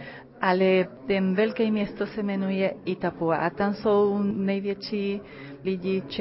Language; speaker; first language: Czech; early bilingual, heritage; Czech